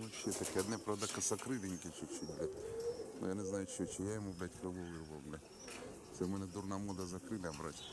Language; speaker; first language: Ukrainian; non-native, local second language; Russian